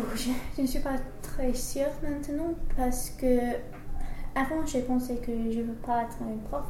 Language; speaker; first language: French; non-native, learner; English